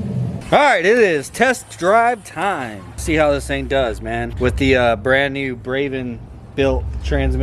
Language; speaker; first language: English; native; English